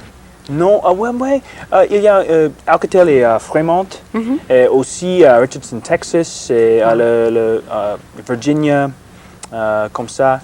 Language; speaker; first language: French; non-native, learner; English